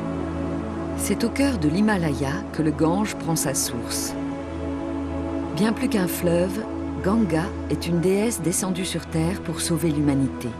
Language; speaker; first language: French; native; French